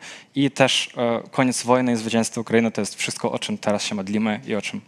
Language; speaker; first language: Polish; non-native, fluent; Ukrainian